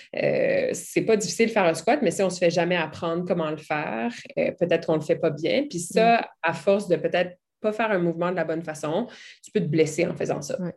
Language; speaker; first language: French; native; French